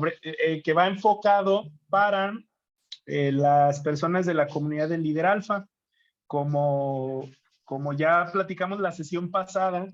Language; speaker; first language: Spanish; native; Spanish